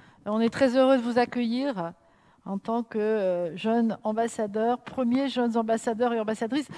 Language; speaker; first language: French; native; French